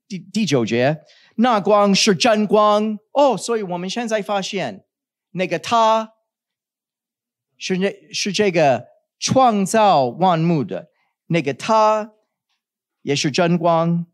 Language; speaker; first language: Chinese; non-native, fluent; English